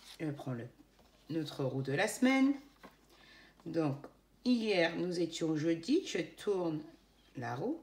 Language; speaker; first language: French; native; French